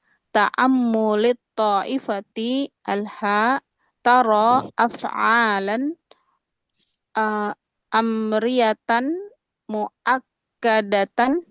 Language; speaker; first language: Arabic; non-native, learner; Indonesian